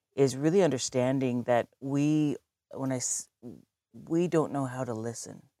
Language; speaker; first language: English; native; English